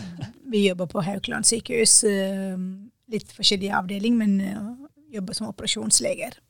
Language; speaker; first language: Norwegian; non-native, fluent; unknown